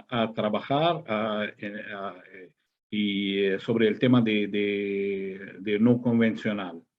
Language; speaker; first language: Spanish; non-native, fluent; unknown